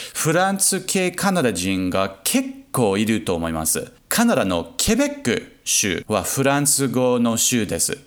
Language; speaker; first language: Japanese; non-native, learner; English